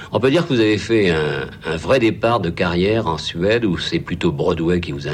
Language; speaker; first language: French; native; French